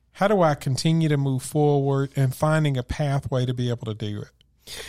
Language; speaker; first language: English; native; English